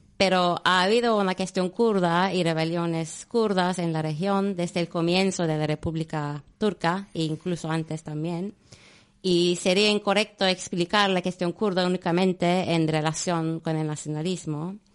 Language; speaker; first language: Spanish; non-native, fluent; Turkish